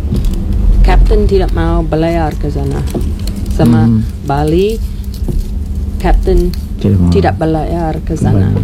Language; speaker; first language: Indonesian; non-native, learner; English